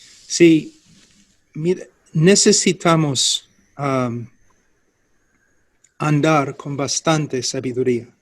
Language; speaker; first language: Spanish; non-native, fluent; English